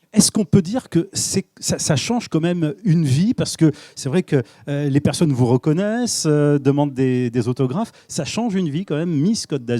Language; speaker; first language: French; native; French